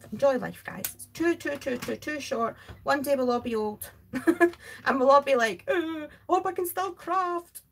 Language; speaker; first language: English; native; English